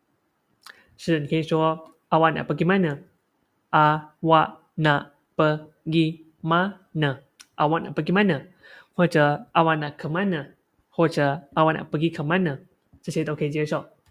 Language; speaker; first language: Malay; non-native, local second language; Chinese